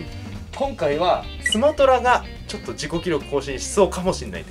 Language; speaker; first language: Japanese; native; Japanese